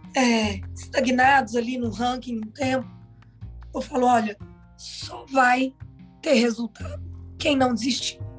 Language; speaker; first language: Portuguese; native; Portuguese